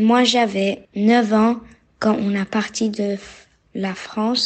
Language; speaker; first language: French; early bilingual, heritage; French